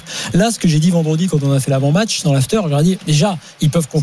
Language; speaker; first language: French; native; French